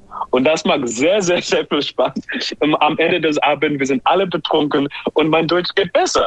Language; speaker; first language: German; non-native, learner; English